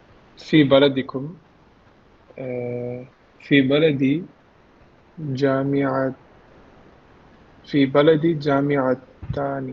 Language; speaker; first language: Arabic; non-native, learner; Tamil